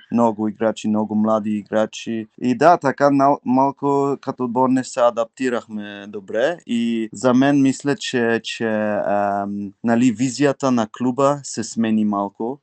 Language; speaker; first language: Bulgarian; early bilingual, heritage; Bulgarian